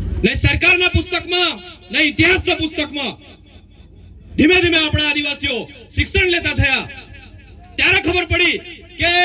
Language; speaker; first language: Gujarati; non-native, local second language; Bhili